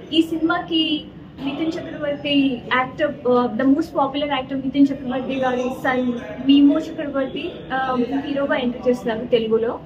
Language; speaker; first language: Telugu; non-native, learner; Kannada